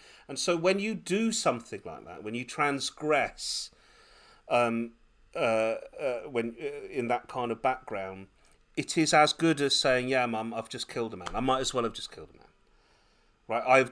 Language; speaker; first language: English; native; English